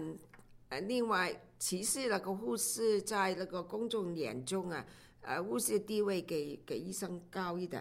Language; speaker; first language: Chinese; non-native, local second language; Cantonese